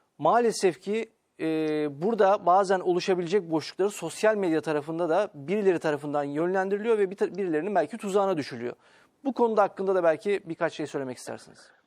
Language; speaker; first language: Turkish; native; Turkish